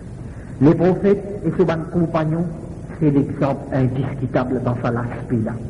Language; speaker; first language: French; non-native, local second language; Morisyen